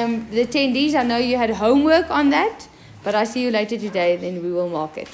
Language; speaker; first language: English; non-native, local second language; Afrikaans